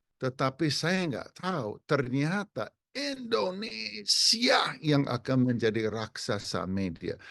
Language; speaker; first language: Indonesian; non-native, fluent; English